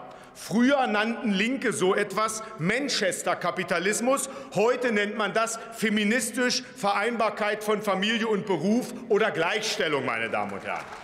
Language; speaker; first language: German; native; German